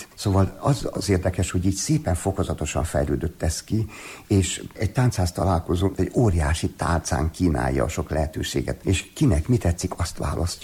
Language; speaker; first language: Hungarian; native; Hungarian